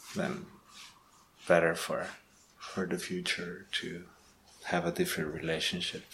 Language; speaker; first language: English; non-native, learner; Spanish